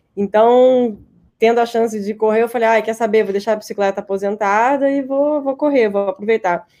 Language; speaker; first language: Portuguese; native; Portuguese